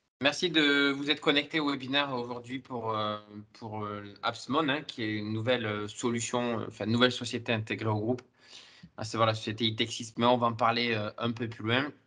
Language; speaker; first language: French; native; French